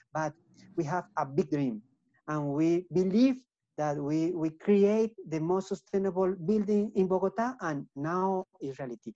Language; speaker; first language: English; non-native, learner; Spanish